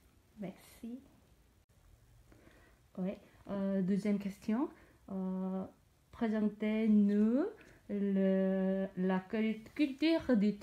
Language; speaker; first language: French; non-native, learner; Korean